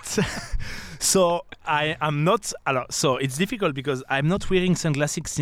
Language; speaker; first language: English; non-native, fluent; French